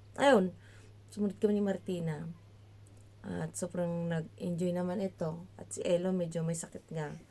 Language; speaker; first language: Filipino; native; Filipino